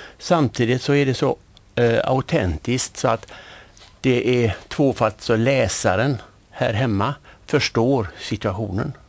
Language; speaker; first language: Swedish; native; Swedish